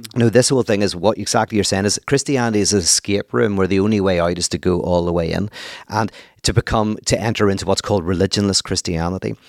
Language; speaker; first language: English; native; English